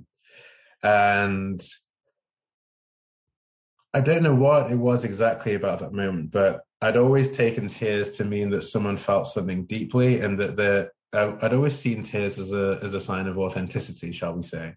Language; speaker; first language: English; native; English